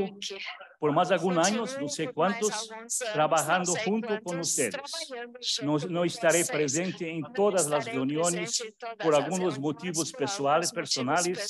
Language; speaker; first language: Portuguese; early bilingual, other home language; German